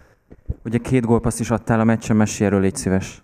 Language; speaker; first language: Hungarian; native; Hungarian